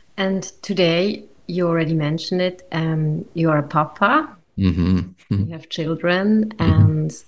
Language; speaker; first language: English; non-native, fluent; German